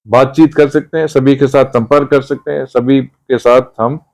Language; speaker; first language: Hindi; non-native, local second language; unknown